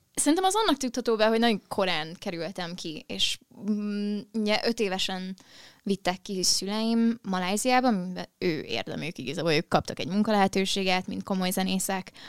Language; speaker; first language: Hungarian; early bilingual, heritage; Hungarian